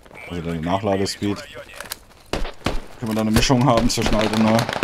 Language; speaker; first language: German; native; German